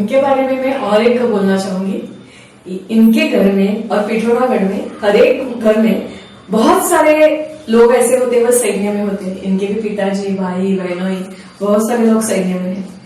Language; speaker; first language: Hindi; non-native, local second language; Marathi